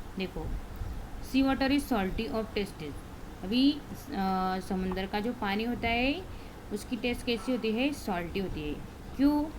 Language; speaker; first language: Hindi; non-native, local second language; Marathi